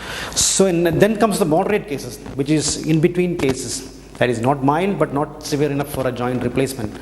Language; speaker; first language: English; non-native, local second language; Malayalam